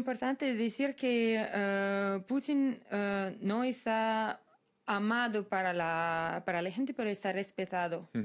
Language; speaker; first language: Spanish; non-native, fluent; Russian